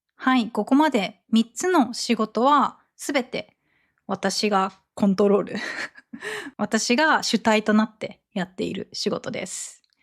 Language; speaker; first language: Japanese; native; Japanese